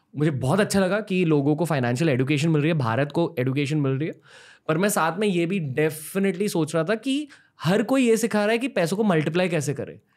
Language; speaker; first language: Hindi; native; Hindi